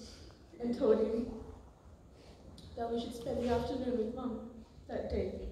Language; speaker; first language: English; native; English